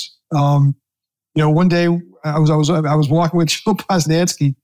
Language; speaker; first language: English; native; English